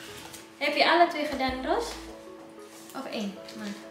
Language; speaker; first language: Dutch; non-native, learner; Indonesian